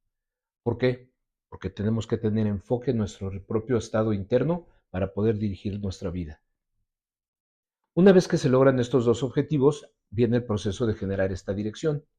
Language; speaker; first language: Spanish; native; Spanish